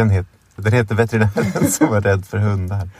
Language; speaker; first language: Swedish; native; Swedish